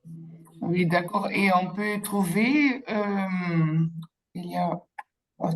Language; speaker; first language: French; non-native, local second language; Dutch